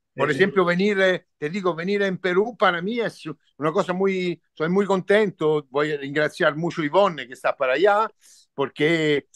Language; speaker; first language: Spanish; non-native, learner; Italian